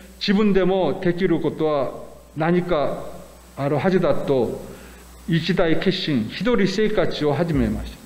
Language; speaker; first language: Japanese; non-native, fluent; Korean